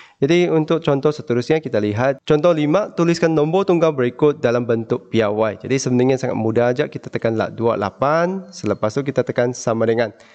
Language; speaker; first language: Malay; non-native, local second language; Chinese